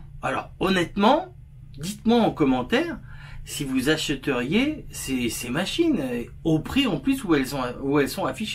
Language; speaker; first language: French; native; French